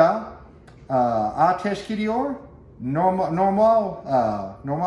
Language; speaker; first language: Turkish; non-native, learner; English